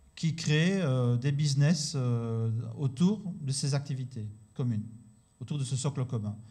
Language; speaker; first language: French; native; French